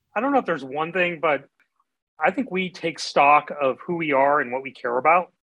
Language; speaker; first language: English; native; English